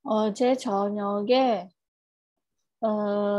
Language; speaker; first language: Korean; non-native, learner; Indonesian